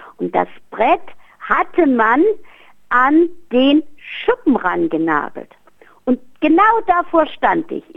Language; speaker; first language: German; native; German